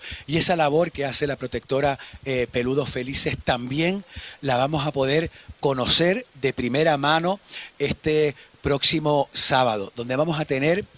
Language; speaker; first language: Spanish; native; Spanish